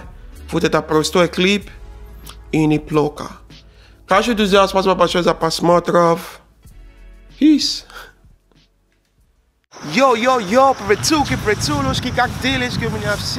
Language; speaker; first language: Russian; non-native, learner; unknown